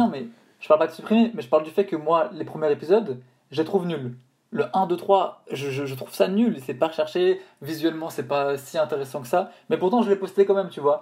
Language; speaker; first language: French; native; French